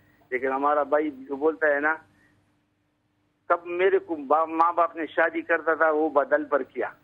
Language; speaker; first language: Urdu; non-native, local second language; Pashto